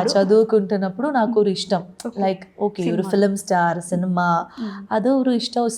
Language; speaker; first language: Telugu; non-native, learner; Malayalam